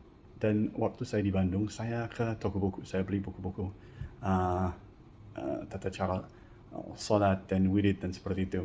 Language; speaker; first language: Indonesian; non-native, fluent; English